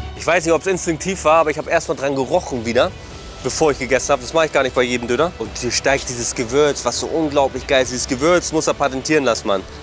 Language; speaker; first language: German; native; German